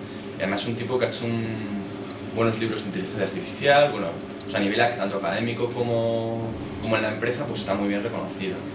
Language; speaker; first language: Spanish; native; Spanish